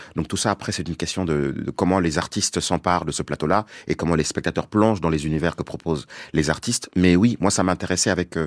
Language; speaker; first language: French; non-native, local second language; Wolof